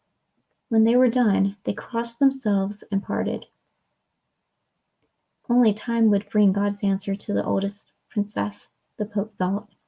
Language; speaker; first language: English; native; English